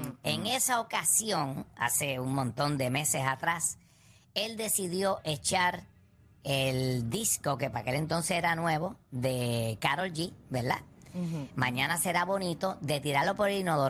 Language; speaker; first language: Spanish; native; Spanish